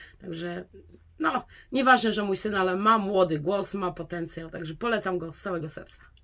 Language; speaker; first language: Polish; native; Polish